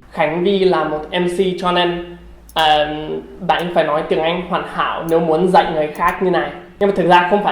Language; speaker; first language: Vietnamese; non-native, fluent; English